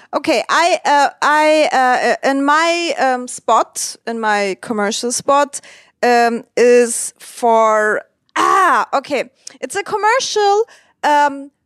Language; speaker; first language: English; non-native, fluent; Turkish